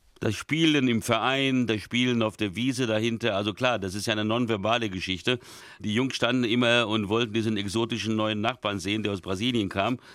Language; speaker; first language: German; early bilingual, other home language; Hungarian